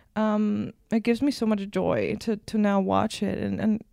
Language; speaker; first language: English; non-native, fluent; German